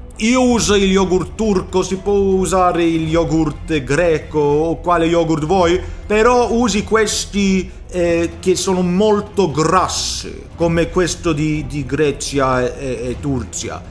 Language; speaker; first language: Italian; non-native, learner; Swedish